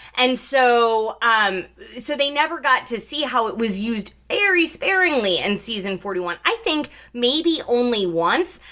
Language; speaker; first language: English; native; English